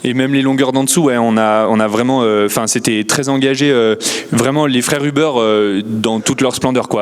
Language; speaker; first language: French; native; French